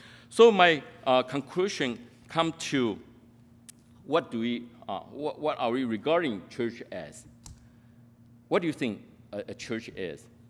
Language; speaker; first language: English; non-native, fluent; Min Nan Chinese